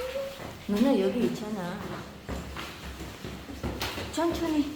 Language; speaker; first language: Korean; non-native, learner; Filipino